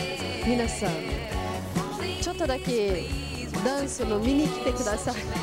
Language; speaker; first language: Japanese; non-native, learner; Portuguese